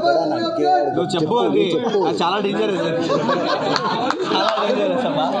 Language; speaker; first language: Telugu; non-native, local second language; Hindi